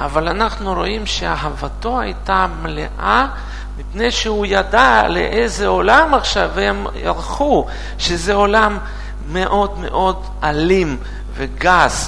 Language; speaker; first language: Hebrew; non-native, fluent; Russian